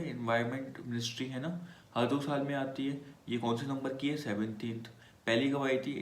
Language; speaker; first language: Hindi; native; Hindi